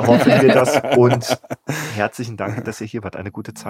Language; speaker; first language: German; native; German